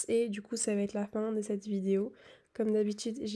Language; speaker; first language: French; native; French